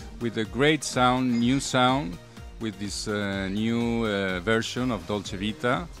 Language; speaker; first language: English; non-native, learner; Spanish